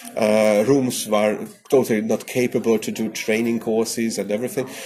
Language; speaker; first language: English; non-native, learner; Hungarian